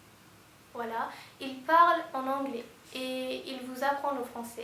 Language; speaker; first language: French; non-native, fluent; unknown